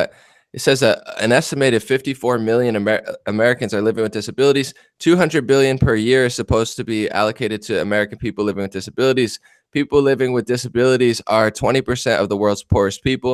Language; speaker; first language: English; native; English